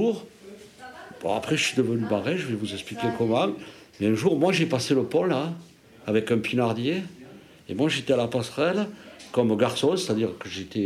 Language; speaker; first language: French; native; French